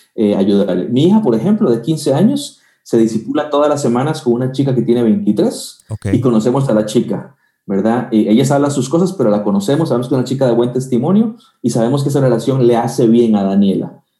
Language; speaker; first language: Spanish; native; Spanish